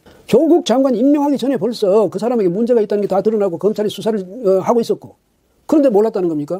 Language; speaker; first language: Korean; native; Korean